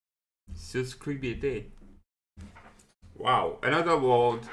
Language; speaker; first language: Spanish; non-native, learner; French